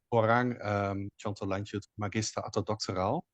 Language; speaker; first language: Indonesian; non-native, fluent; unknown